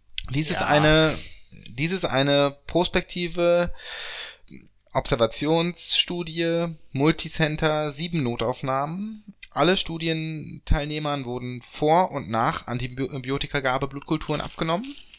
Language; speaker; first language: German; native; German